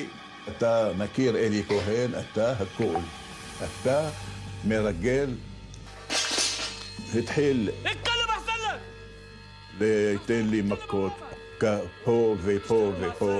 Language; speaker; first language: Hebrew; non-native, fluent; Arabic